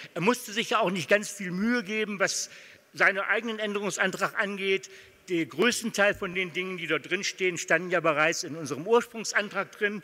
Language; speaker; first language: German; native; German